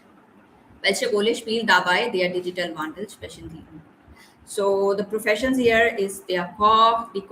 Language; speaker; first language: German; non-native, learner; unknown